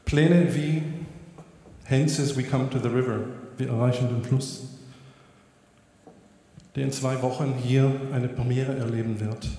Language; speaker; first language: German; non-native, fluent; Hebrew